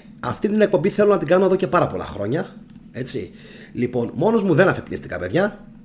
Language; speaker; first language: Greek; early bilingual, heritage; Greek